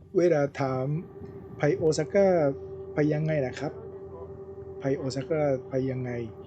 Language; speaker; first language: Thai; non-native, fluent; Japanese